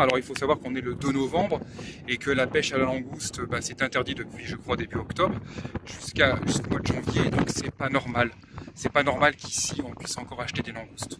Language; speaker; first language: French; native; French